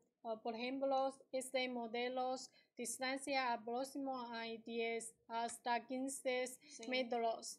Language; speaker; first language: Spanish; non-native, learner; Chinese